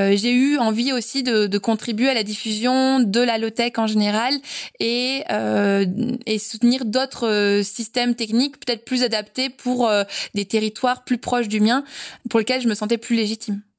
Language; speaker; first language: French; native; French